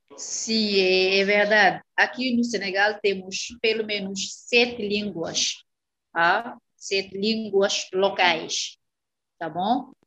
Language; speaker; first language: Portuguese; non-native, fluent; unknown